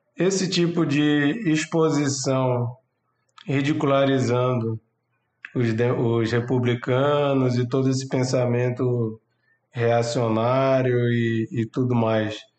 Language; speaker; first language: Portuguese; native; Portuguese